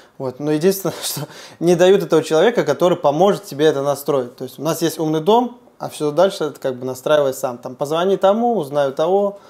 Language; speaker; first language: Russian; native; Russian